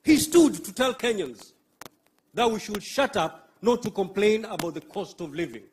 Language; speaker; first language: English; non-native, local second language; Swahili